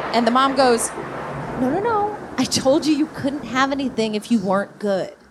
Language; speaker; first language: English; native; English